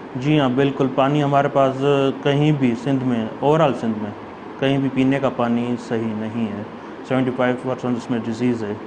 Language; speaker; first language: Urdu; non-native, local second language; Sindhi